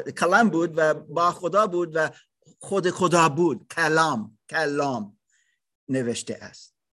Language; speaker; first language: Persian; non-native, learner; German